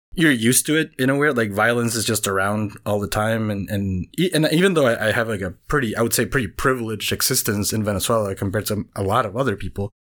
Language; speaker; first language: English; non-native, fluent; Spanish